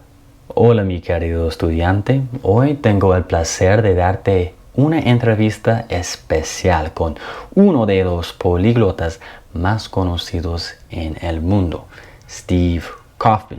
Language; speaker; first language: Spanish; non-native, fluent; English